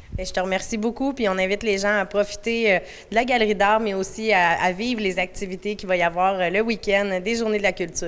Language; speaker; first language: French; native; French